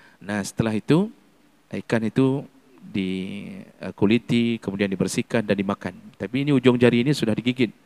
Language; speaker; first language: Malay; non-native, local second language; Achinese